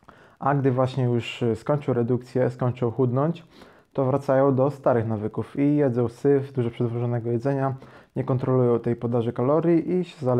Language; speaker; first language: Polish; native; Polish